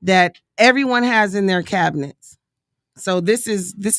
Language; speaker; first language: English; native; English